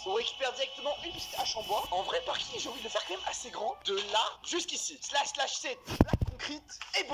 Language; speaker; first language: French; native; French